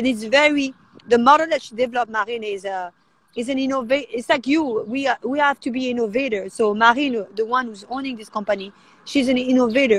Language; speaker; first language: English; non-native, fluent; French